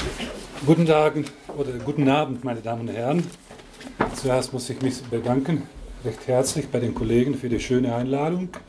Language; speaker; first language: German; non-native, fluent; Croatian